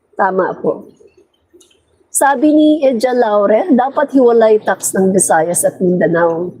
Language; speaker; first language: Filipino; non-native, local second language; Cebuano